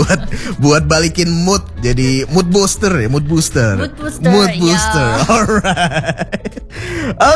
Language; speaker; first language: English; non-native, local second language; Indonesian